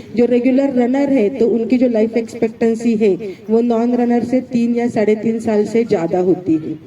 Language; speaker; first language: Hindi; non-native, local second language; Marathi